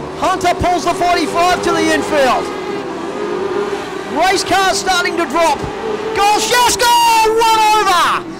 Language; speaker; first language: English; native; English